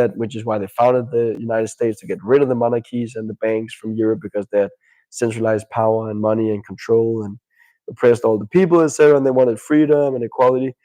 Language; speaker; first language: English; non-native, fluent; Danish